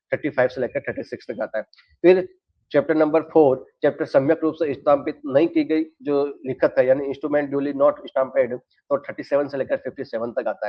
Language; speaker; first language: Hindi; native; Hindi